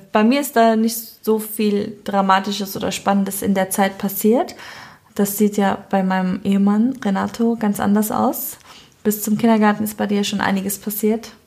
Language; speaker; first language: German; native; German